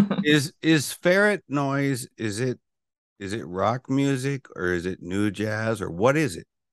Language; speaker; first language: English; native; English